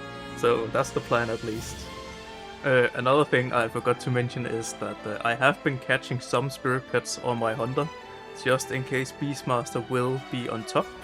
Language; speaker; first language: English; non-native, fluent; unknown